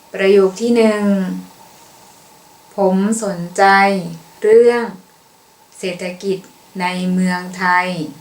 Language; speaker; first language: Thai; native; Thai